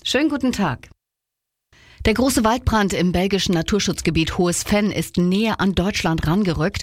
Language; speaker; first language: German; native; German